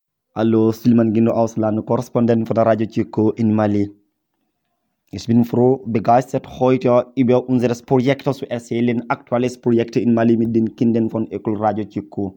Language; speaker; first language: German; non-native, learner; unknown